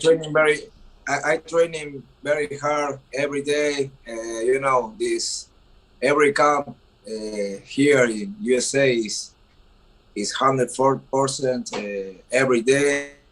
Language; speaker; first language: English; non-native, learner; Spanish